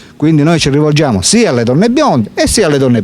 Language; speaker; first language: Italian; native; Italian